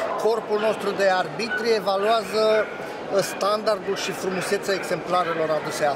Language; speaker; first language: Romanian; native; Romanian